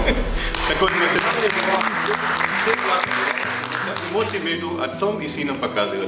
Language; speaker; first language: Russian; non-native, fluent; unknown